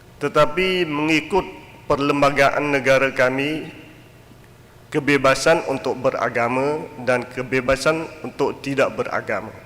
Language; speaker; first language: Malay; non-native, fluent; Western Cham